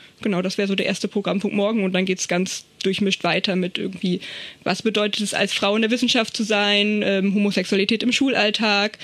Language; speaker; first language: German; native; German